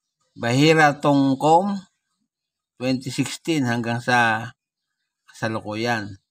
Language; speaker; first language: Filipino; native; Filipino